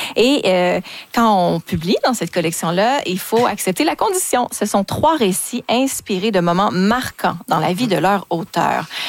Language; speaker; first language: French; native; French